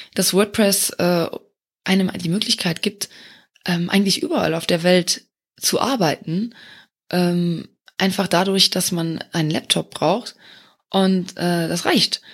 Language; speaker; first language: German; non-native, local second language; Luxembourgish